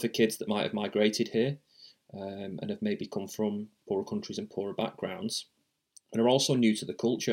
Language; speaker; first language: English; native; English